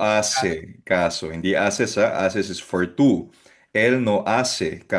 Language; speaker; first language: Spanish; non-native, fluent; Filipino